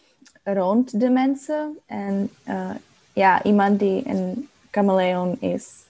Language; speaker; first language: Dutch; non-native, learner; Czech